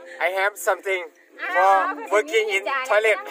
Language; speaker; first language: English; non-native, learner; Thai